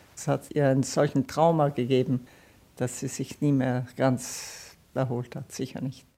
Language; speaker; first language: German; non-native, fluent; Italian